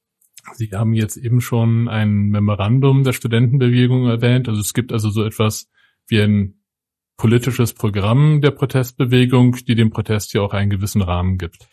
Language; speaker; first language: German; native; German